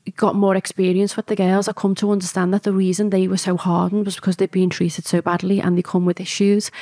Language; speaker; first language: English; native; English